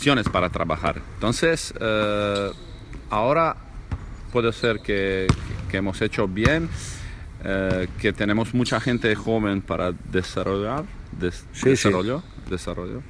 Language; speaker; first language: Spanish; non-native, learner; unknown